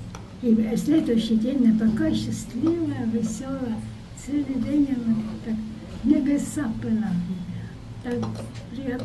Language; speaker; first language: Russian; non-native, fluent; Estonian